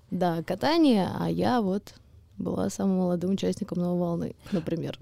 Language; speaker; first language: Russian; early bilingual, heritage; Russian